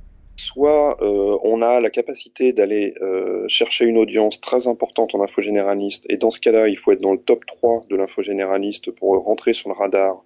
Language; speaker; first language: French; native; French